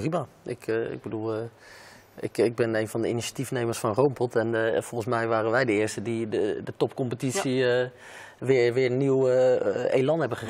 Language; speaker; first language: Dutch; native; Dutch